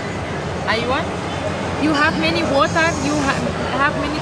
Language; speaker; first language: English; non-native, learner; Arabic